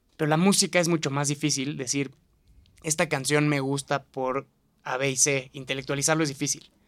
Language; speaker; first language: Spanish; native; Spanish